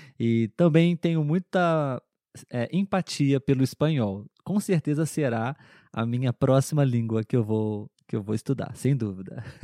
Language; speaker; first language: Portuguese; native; Portuguese